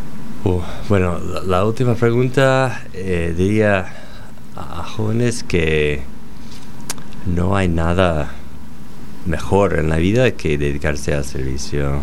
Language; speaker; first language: Spanish; non-native, fluent; English